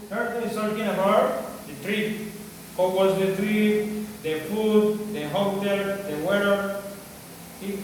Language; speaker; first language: English; non-native, learner; Spanish